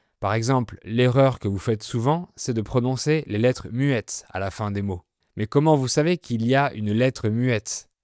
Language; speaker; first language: French; native; French